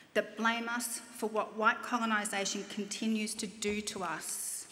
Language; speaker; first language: English; native; English